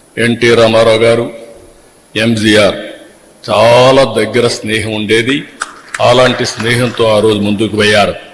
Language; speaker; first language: Telugu; native; Telugu